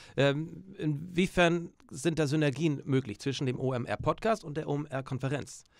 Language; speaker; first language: German; native; German